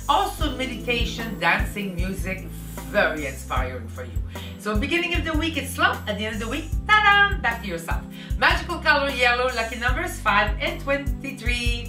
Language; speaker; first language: English; native; English